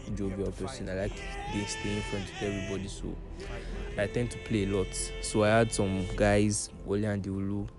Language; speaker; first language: English; non-native, local second language; Yoruba